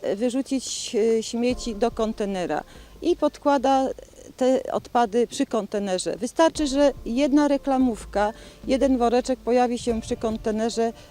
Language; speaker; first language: Polish; native; Polish